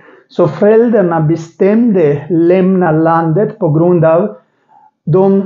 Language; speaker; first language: Swedish; non-native, learner; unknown